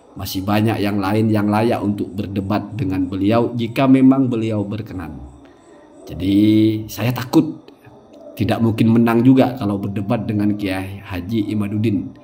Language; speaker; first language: Indonesian; non-native, local second language; Madurese